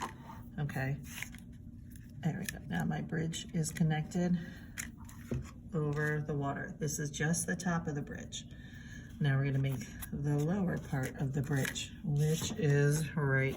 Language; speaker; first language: English; native; English